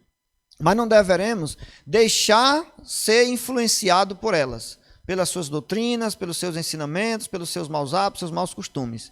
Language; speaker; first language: Portuguese; native; Portuguese